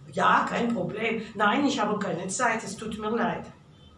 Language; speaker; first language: German; non-native, fluent; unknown